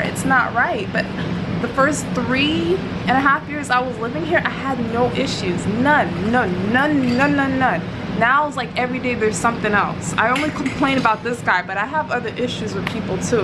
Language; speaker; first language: English; native; English